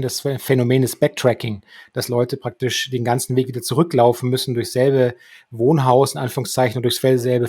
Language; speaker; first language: German; native; German